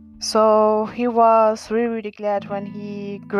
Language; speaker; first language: English; non-native, fluent; German